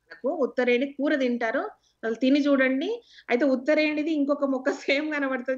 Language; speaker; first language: Telugu; native; Telugu